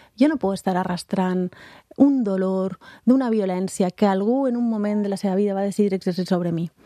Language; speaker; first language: Catalan; native; Catalan